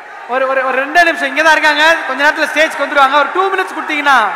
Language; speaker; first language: Tamil; native; Tamil